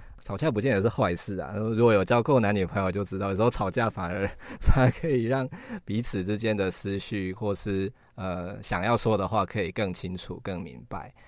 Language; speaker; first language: Chinese; native; Chinese